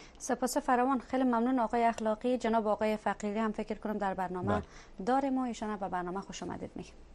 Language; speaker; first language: Persian; native; Persian